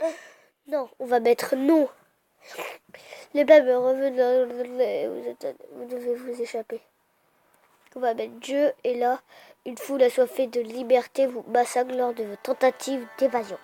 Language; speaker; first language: French; native; French